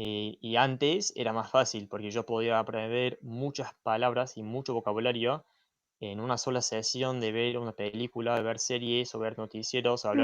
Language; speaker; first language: Spanish; non-native, fluent; English